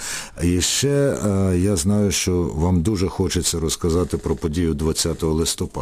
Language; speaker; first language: Ukrainian; native; Ukrainian